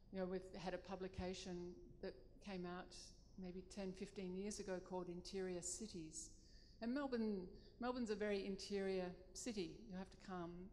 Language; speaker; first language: English; native; English